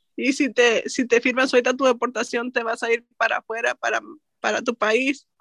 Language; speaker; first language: Spanish; native; Spanish